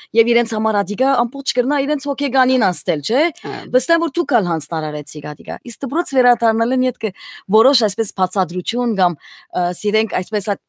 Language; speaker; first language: Armenian; native; Armenian